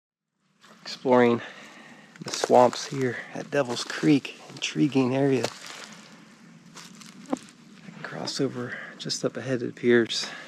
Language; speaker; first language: English; native; English